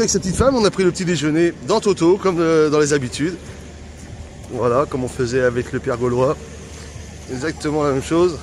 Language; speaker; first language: French; native; French